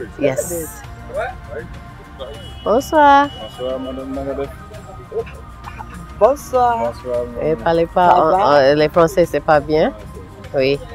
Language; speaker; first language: French; non-native, learner; English